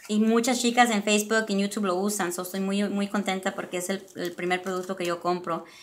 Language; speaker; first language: Spanish; early bilingual, other home language; English